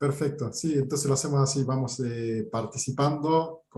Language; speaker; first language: Spanish; native; Spanish